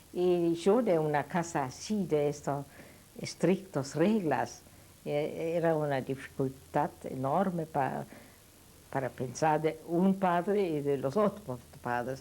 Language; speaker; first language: Spanish; non-native, fluent; Yiddish